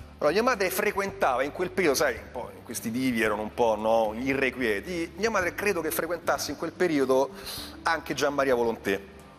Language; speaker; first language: Italian; native; Italian